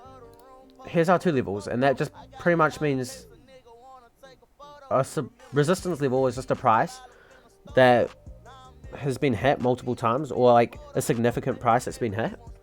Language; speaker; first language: English; native; English